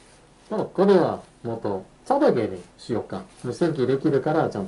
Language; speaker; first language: Japanese; non-native, fluent; English